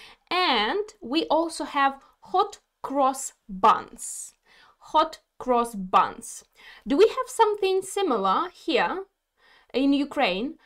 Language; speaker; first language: English; non-native, fluent; Ukrainian